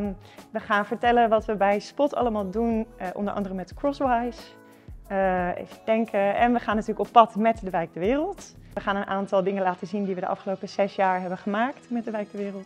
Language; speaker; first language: Dutch; native; Dutch